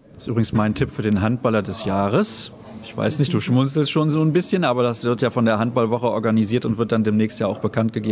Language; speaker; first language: German; native; German